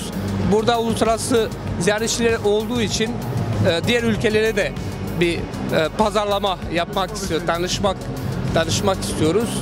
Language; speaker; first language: Turkish; non-native, fluent; Albanian